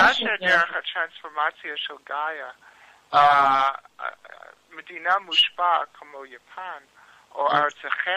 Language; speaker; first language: Hebrew; non-native, learner; English